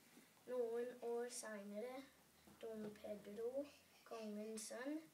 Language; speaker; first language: Norwegian; early bilingual, other home language; English